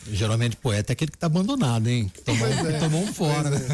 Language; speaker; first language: Portuguese; native; Portuguese